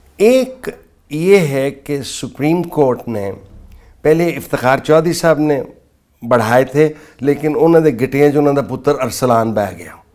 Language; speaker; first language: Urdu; non-native, local second language; Punjabi